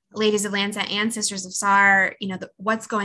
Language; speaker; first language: English; native; English